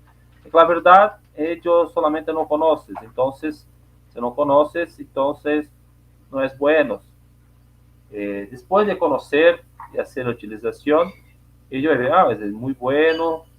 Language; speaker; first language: Spanish; non-native, learner; Portuguese